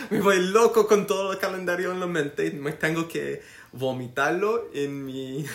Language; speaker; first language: Spanish; non-native, learner; English